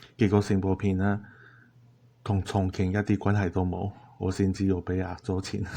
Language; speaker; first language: Cantonese; non-native, fluent; Chinese